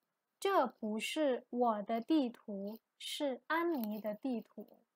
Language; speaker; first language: Chinese; non-native, fluent; Indonesian